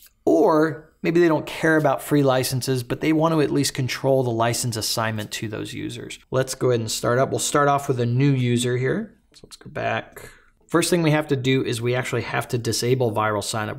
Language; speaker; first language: English; native; English